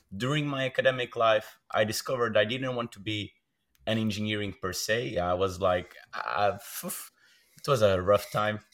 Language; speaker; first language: English; non-native, fluent; Portuguese